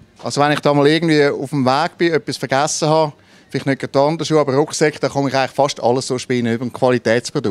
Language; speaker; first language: German; native; German